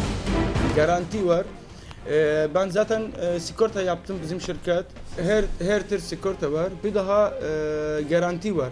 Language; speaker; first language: Turkish; non-native, learner; Arabic